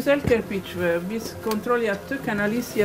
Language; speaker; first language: Turkish; non-native, learner; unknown